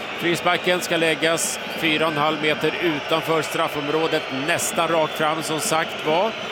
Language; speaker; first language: Swedish; native; Swedish